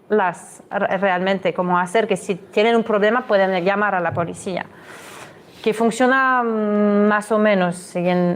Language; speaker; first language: Spanish; non-native, fluent; French